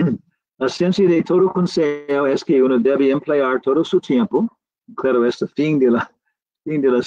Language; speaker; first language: Spanish; non-native, learner; English